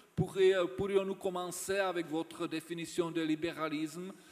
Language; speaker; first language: French; non-native, fluent; Czech